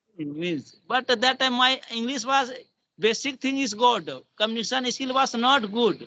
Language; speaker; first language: English; non-native, learner; Hindi